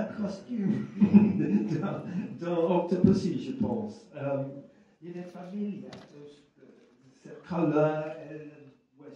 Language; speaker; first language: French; non-native, learner; English